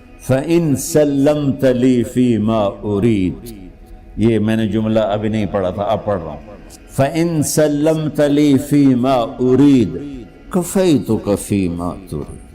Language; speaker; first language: Urdu; non-native, local second language; Punjabi